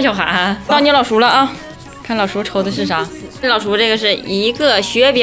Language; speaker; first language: Chinese; native; Chinese